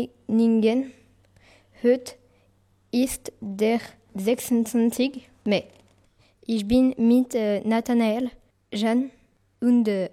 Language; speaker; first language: German; non-native, learner; French